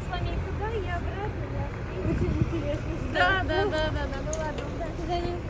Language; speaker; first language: Russian; non-native, learner; Mongolian